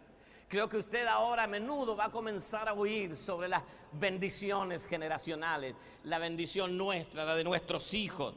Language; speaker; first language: Spanish; native; Spanish